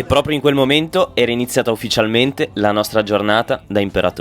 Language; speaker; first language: Italian; native; Italian